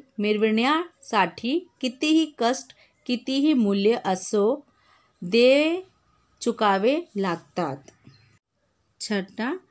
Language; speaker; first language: Marathi; non-native, local second language; Hindi